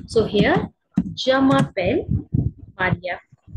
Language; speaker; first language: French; non-native, learner; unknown